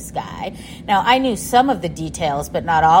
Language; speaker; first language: English; native; English